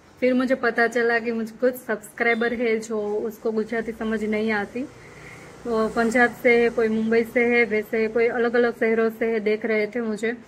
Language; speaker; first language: Hindi; non-native, local second language; Gujarati